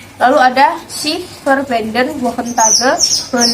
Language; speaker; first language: German; non-native, learner; Indonesian